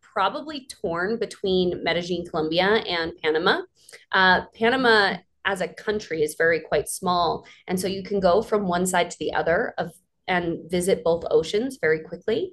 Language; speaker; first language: English; native; English